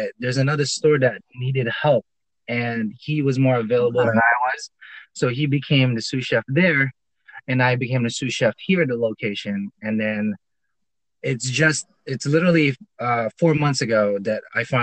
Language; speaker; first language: English; non-native, local second language; Filipino